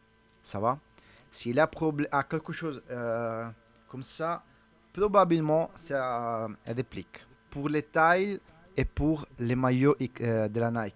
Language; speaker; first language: French; non-native, learner; Italian